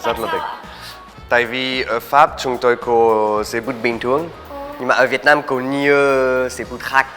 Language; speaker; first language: Vietnamese; non-native, learner; French